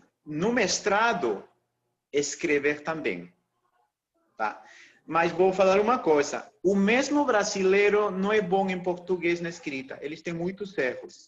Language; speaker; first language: Portuguese; non-native, fluent; Spanish